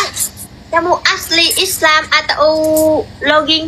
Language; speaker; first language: Indonesian; non-native, learner; Vietnamese